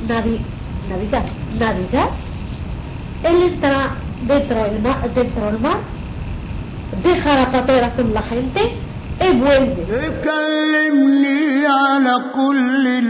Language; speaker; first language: Spanish; non-native, fluent; Arabic